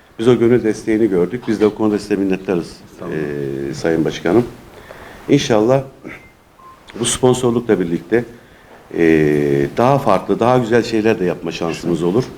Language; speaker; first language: Turkish; native; Turkish